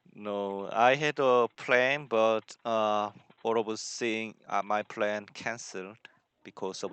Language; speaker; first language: English; non-native, learner; Korean